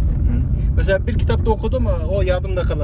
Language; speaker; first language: Turkish; non-native, local second language; Kazakh